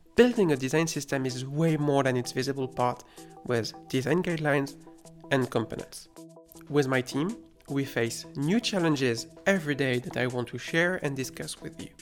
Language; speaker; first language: English; non-native, fluent; French